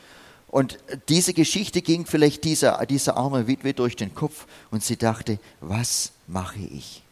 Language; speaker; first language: German; non-native, fluent; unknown